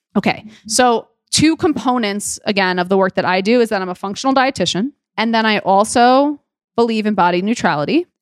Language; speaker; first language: English; native; English